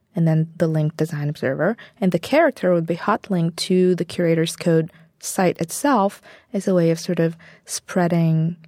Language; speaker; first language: English; non-native, fluent; Bulgarian